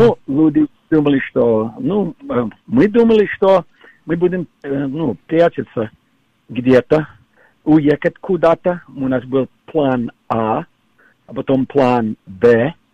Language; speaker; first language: Russian; non-native, fluent; English